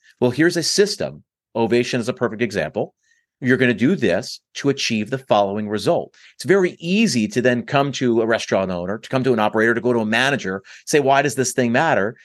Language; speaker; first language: English; native; English